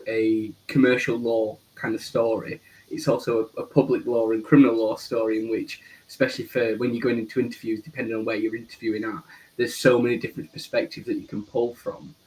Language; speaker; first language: English; native; English